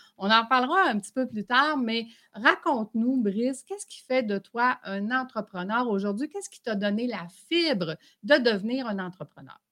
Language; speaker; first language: French; native; French